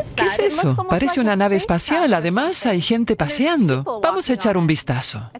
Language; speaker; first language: Spanish; non-native, fluent; English